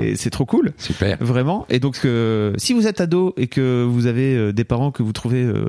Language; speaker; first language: French; native; French